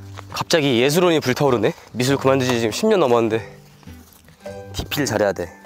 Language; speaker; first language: Korean; native; Korean